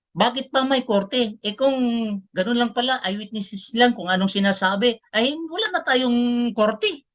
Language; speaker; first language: Filipino; non-native, local second language; Cebuano